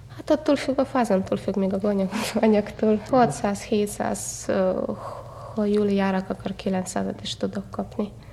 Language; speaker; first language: Hungarian; non-native, learner; Russian